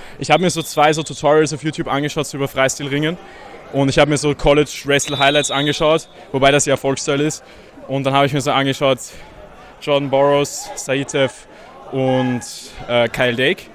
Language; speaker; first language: German; native; German